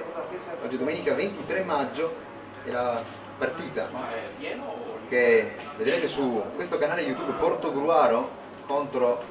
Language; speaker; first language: Italian; native; Italian